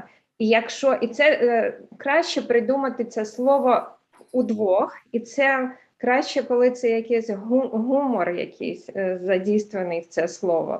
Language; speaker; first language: Ukrainian; early bilingual, heritage; Ukrainian